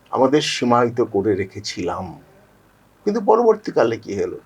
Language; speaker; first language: Bangla; native; Bangla